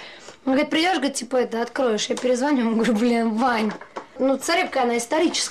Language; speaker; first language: Russian; native; Russian